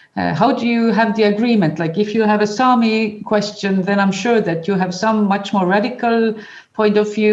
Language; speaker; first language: English; non-native, fluent; Estonian